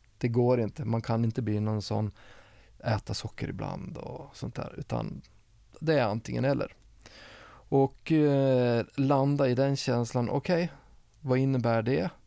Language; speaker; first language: Swedish; native; Swedish